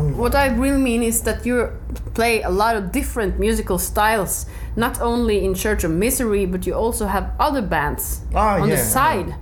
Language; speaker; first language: English; non-native, learner; Norwegian